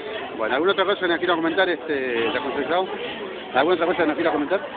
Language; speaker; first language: Spanish; native; Spanish